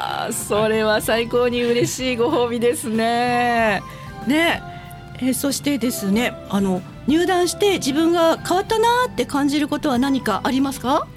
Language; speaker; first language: Japanese; native; Japanese